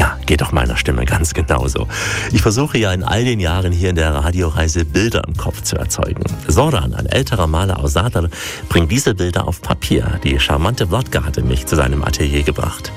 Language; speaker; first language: German; native; German